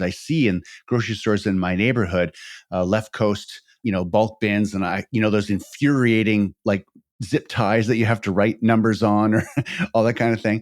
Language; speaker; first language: English; native; English